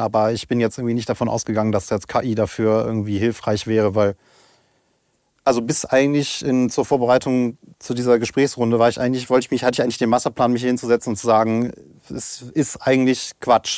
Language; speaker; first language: German; native; German